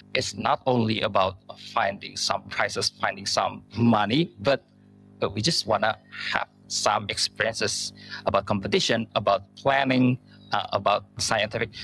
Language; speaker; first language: English; non-native, fluent; Indonesian